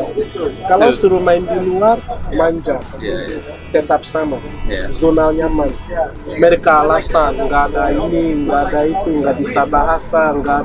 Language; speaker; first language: Indonesian; non-native, fluent; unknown